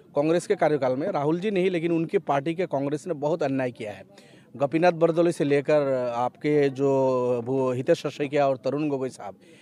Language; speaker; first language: Hindi; non-native, local second language; Bangla